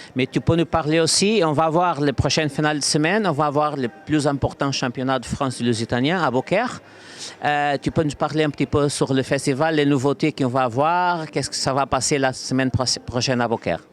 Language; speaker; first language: French; non-native, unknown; Portuguese